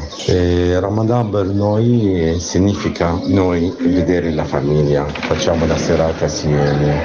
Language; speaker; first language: Italian; non-native, learner; Arabic